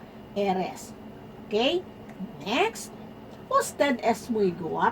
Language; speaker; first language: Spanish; non-native, fluent; Filipino